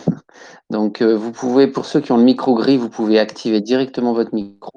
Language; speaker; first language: French; native; French